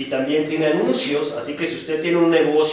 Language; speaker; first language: Spanish; native; Spanish